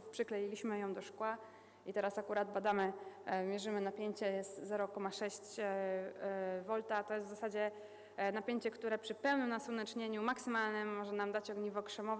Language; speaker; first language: Polish; native; Polish